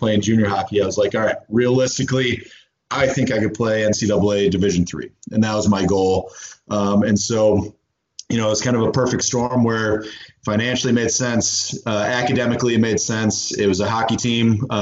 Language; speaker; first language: English; native; English